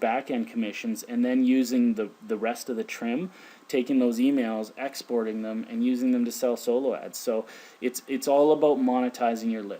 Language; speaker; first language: English; native; English